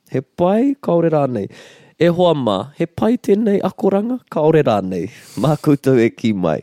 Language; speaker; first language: Māori; non-native, local second language; English